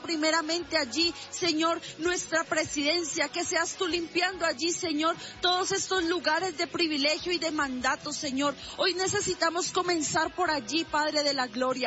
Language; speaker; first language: Spanish; native; Spanish